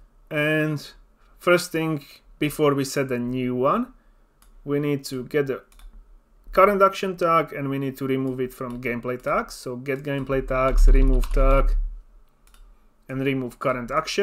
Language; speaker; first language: English; non-native, fluent; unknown